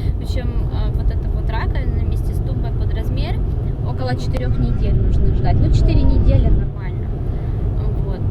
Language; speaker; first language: Russian; native; Russian